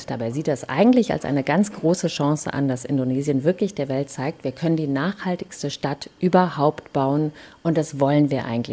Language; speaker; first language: German; native; German